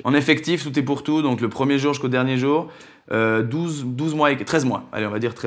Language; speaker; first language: French; native; French